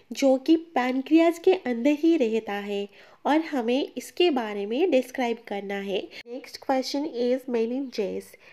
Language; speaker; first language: Hindi; non-native, local second language; Bangla